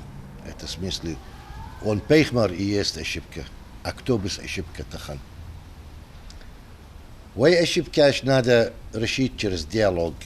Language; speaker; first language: Russian; non-native, learner; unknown